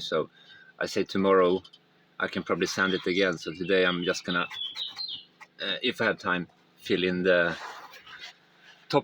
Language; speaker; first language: English; non-native, fluent; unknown